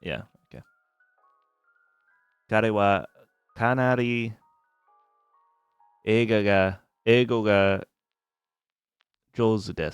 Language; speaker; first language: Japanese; non-native, learner; English